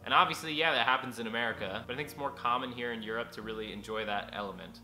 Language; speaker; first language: English; native; English